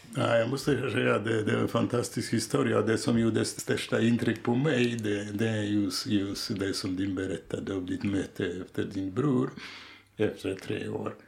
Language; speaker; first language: Swedish; non-native, fluent; Polish